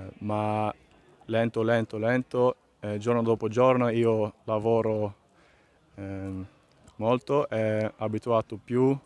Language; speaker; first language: Italian; non-native, learner; Swedish